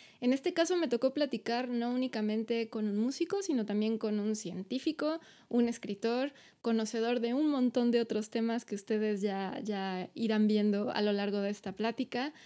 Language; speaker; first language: Spanish; native; Spanish